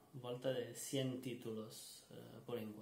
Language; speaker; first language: Spanish; non-native, learner; Portuguese